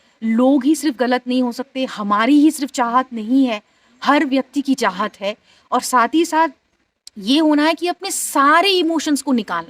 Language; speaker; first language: Hindi; native; Hindi